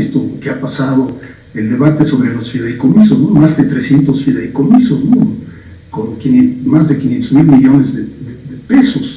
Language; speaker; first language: Spanish; native; Spanish